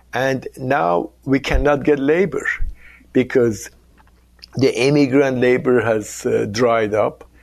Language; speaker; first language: English; non-native, fluent; Persian